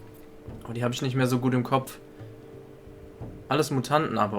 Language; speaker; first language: German; native; German